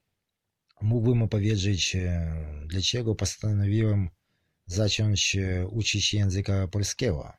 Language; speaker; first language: Polish; non-native, learner; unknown